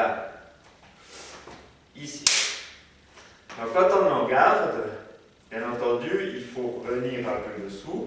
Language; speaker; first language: French; native; French